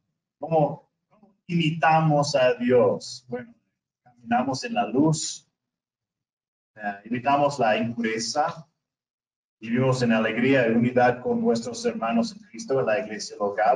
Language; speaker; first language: Spanish; non-native, fluent; English